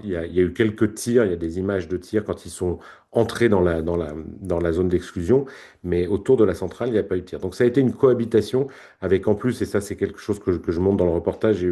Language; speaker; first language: French; native; French